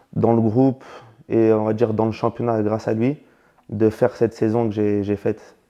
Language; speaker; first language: French; native; French